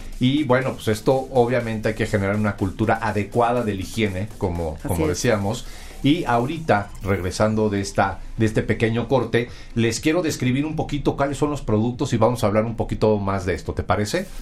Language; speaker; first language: Spanish; native; Spanish